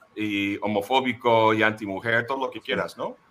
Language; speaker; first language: Spanish; non-native, fluent; English